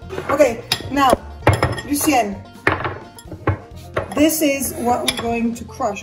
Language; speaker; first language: English; non-native, fluent; French